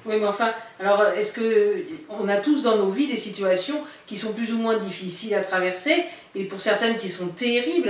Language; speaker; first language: French; native; French